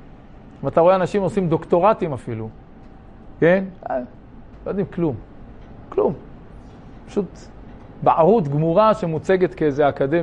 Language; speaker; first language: Hebrew; native; Hebrew